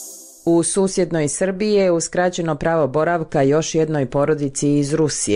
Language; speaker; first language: Croatian; native; Croatian